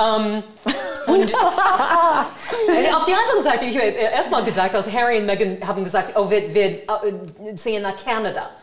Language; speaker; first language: German; non-native, fluent; English